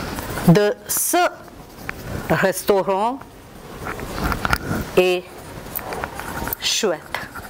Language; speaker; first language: French; non-native, fluent; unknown